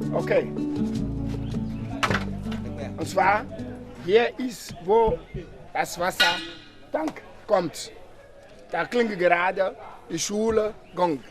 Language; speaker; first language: German; non-native, learner; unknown